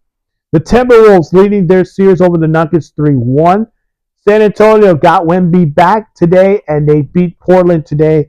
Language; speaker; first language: English; early bilingual, other home language; Spanish